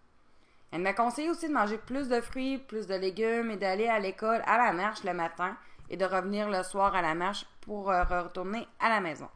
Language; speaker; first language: French; native; French